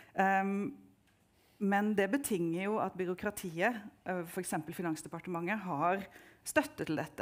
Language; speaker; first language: Norwegian; native; Norwegian